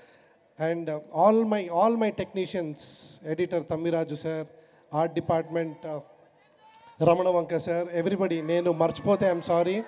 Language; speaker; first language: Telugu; non-native, fluent; Kannada